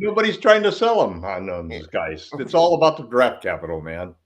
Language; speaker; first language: English; native; English